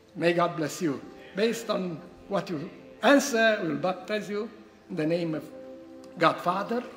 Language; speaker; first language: English; non-native, learner; Romanian